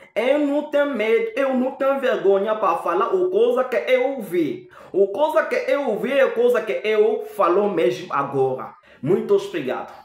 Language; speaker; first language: Portuguese; non-native, learner; French